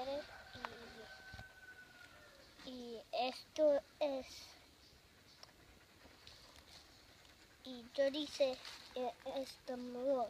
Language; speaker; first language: Spanish; non-native, learner; English